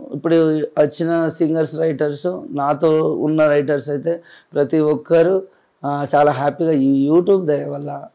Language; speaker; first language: Telugu; native; Telugu